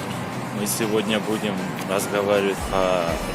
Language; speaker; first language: Russian; non-native, local second language; Kazakh